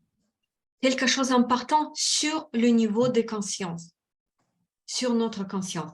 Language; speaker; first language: French; non-native, fluent; Russian